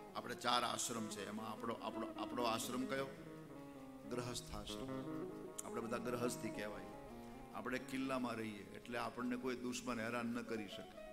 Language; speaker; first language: Gujarati; non-native, local second language; Kachhi